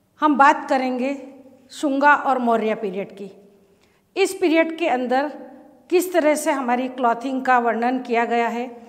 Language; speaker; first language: Hindi; native; Hindi